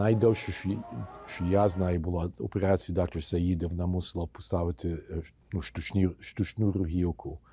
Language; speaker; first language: Ukrainian; early bilingual, heritage; Ukrainian